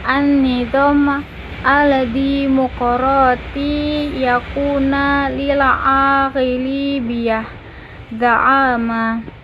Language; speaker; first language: Arabic; non-native, learner; Indonesian